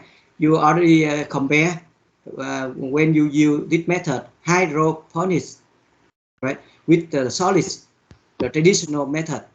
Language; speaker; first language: English; non-native, learner; Vietnamese